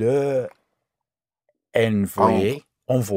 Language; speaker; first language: French; non-native, learner; English